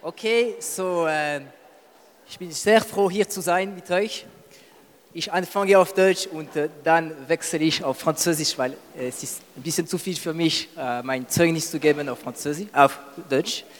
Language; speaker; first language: German; non-native, learner; French